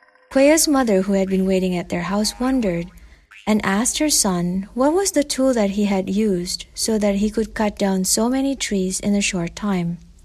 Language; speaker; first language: English; non-native, fluent; Indonesian